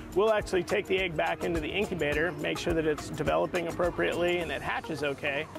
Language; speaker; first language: English; native; English